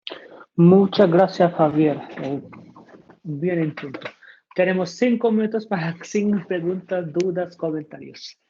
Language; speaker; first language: Spanish; non-native, fluent; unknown